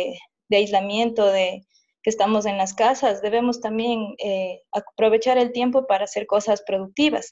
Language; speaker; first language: Spanish; native; Spanish